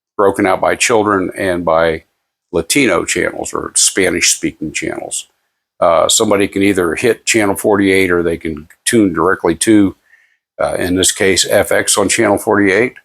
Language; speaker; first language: English; native; English